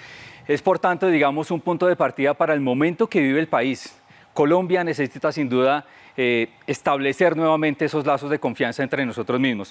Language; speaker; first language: Spanish; native; Spanish